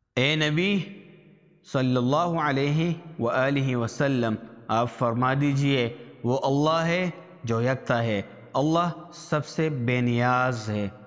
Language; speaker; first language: Urdu; native; Urdu